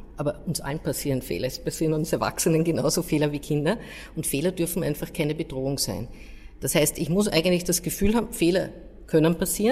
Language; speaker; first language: German; native; German